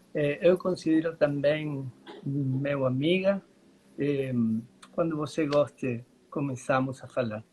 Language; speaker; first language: Portuguese; non-native, learner; Spanish